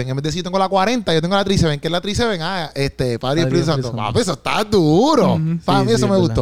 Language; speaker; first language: Spanish; native; Spanish